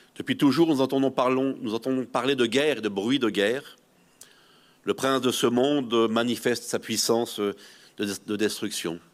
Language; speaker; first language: French; native; French